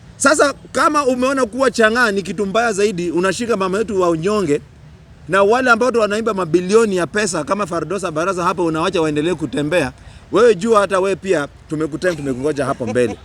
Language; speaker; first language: Swahili; non-native, local second language; Luyia